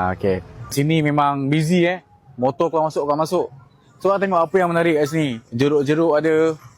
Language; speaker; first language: Malay; native; Malay